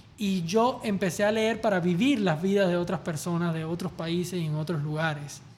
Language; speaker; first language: Spanish; native; Spanish